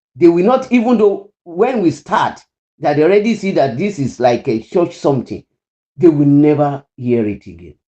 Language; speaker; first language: English; non-native, local second language; Yoruba